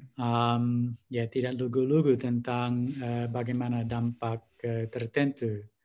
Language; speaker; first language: Indonesian; non-native, fluent; English